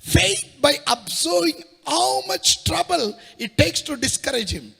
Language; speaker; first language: English; non-native, local second language; Kannada